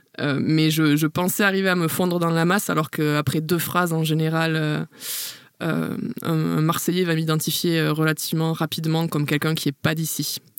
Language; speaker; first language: French; native; French